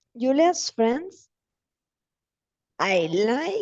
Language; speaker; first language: English; non-native, learner; Spanish